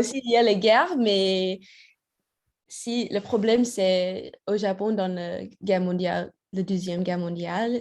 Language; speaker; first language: French; non-native, learner; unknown